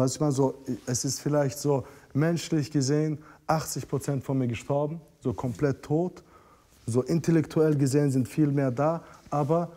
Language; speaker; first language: German; non-native, fluent; Russian